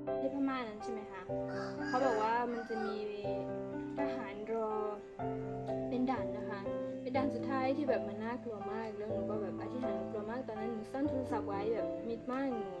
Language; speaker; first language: Thai; non-native, local second language; S'gaw Karen